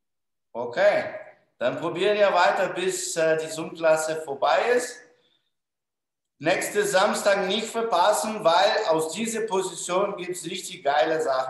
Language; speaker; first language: German; non-native, fluent; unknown